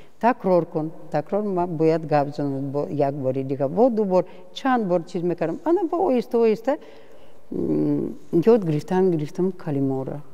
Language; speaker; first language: Tajik; non-native, fluent; Russian